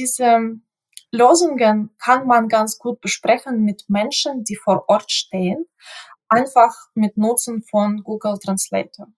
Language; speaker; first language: German; non-native, fluent; Ukrainian